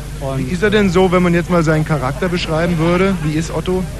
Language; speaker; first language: German; native; German